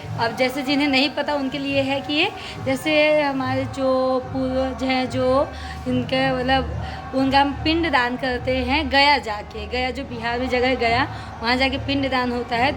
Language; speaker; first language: Hindi; native; Hindi